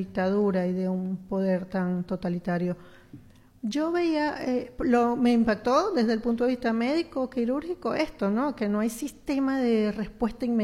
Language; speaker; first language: Spanish; native; Spanish